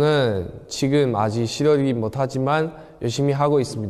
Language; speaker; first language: Korean; non-native, learner; Chinese